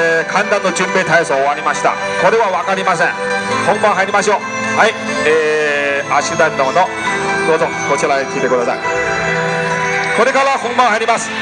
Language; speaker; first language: Japanese; non-native, learner; Chinese